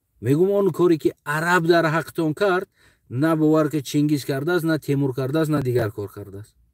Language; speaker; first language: Tajik; non-native, local second language; Uzbek